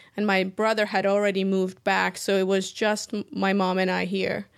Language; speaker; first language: English; early bilingual, other home language; Persian